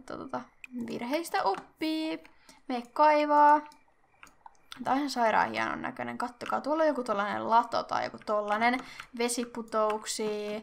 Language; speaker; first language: Finnish; native; Finnish